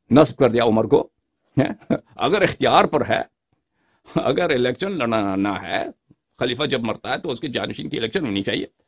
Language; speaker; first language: Urdu; non-native, fluent; Persian